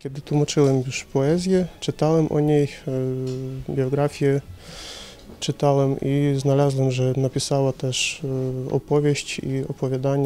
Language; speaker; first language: Polish; non-native, fluent; Ukrainian